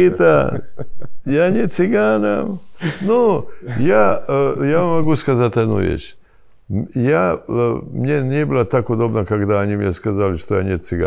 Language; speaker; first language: Russian; non-native, learner; Serbian